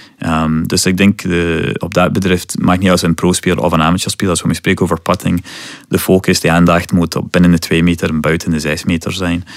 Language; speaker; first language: Dutch; non-native, fluent; English